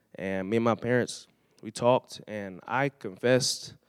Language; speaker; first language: English; native; English